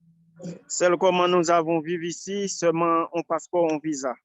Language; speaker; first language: French; non-native, local second language; Haitian Creole